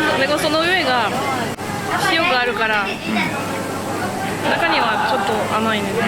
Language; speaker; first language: Japanese; non-native, fluent; French